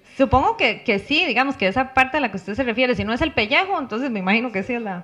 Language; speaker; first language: Spanish; native; Spanish